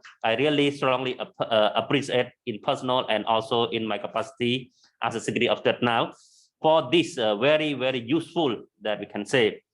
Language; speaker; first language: English; non-native, learner; Khmer